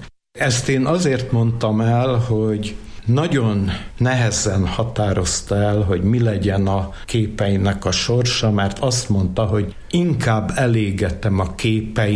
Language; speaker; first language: Hungarian; native; Hungarian